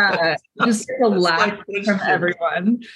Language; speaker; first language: English; native; English